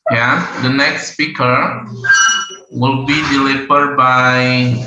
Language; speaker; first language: English; non-native, learner; Indonesian